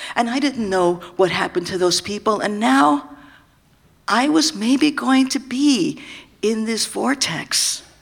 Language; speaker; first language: English; native; English